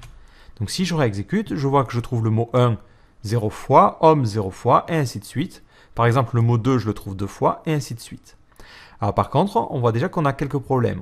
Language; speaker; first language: French; native; French